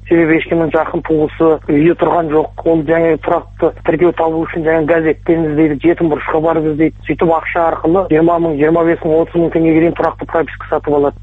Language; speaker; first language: Kazakh; early bilingual, heritage; Kazakh